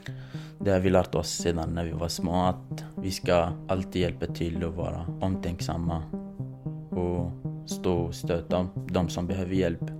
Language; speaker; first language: Swedish; non-native, fluent; Kurdish